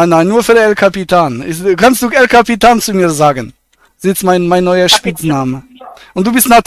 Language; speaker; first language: German; native; German